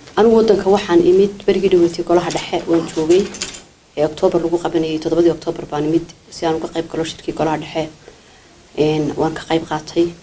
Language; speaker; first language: Somali; native; Somali